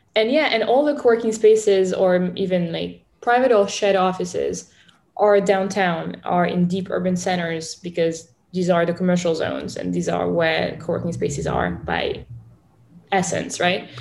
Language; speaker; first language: English; non-native, fluent; French